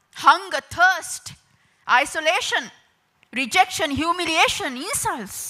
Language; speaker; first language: English; non-native, local second language; Sinhala